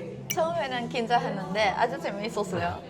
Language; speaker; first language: Korean; non-native, fluent; Japanese